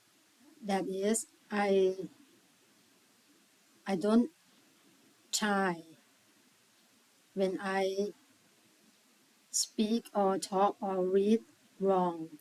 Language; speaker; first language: English; non-native, learner; Thai